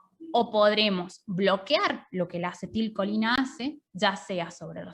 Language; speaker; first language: Spanish; native; Spanish